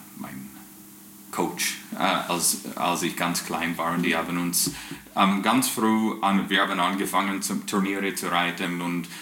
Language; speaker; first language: German; early bilingual, heritage; English